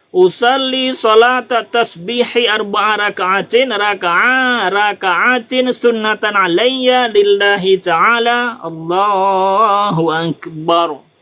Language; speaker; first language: Malay; non-native, local second language; Achinese